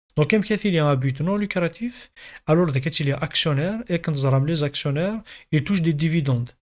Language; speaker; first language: French; non-native, local second language; Kabyle